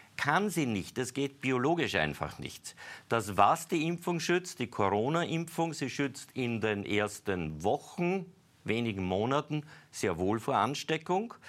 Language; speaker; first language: German; native; German